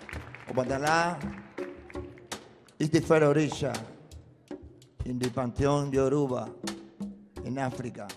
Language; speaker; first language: English; non-native, learner; Spanish